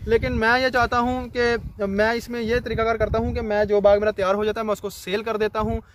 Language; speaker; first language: Urdu; non-native, local second language; Punjabi